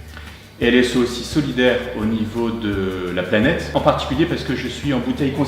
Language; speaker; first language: French; native; French